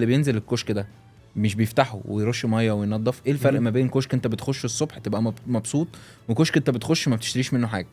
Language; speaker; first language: Arabic; native; Arabic